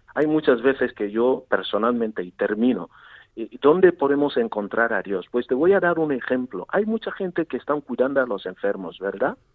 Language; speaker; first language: Spanish; non-native, fluent; Igbo